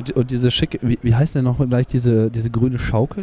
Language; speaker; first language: German; native; German